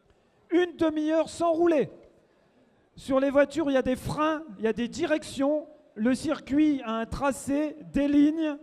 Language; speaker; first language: French; native; French